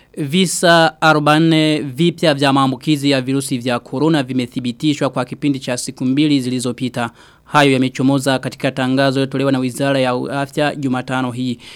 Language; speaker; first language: Swahili; non-native, local second language; Rundi